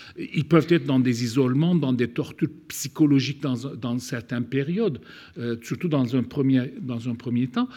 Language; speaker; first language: French; non-native, fluent; Turkish